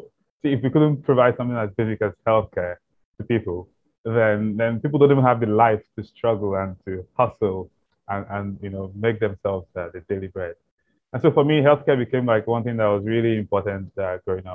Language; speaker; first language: English; non-native, local second language; Igbo